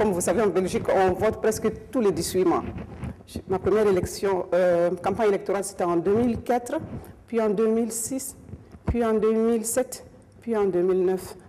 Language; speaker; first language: French; non-native, local second language; Mossi